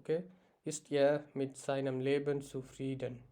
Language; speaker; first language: German; non-native, learner; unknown